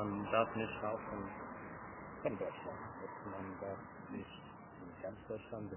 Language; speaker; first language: German; non-native, learner; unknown